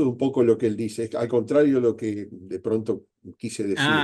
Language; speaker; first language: Spanish; native; Spanish